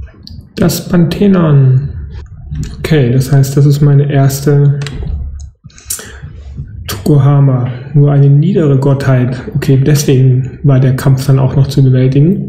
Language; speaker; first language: German; native; German